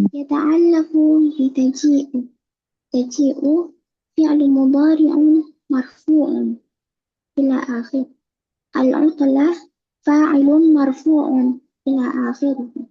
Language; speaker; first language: Arabic; non-native, learner; Indonesian